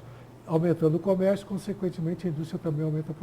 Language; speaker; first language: Portuguese; native; Portuguese